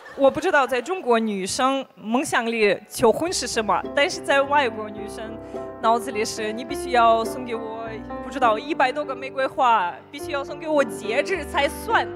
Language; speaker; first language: Chinese; non-native, fluent; Russian